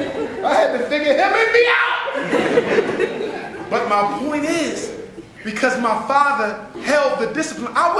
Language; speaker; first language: English; native; English